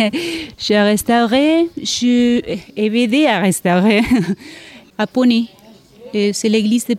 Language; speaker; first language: French; non-native, learner; Spanish